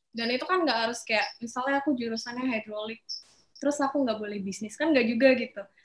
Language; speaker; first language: Indonesian; native; Indonesian